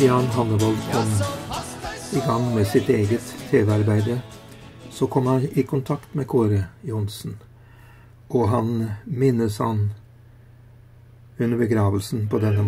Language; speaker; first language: Norwegian; native; Norwegian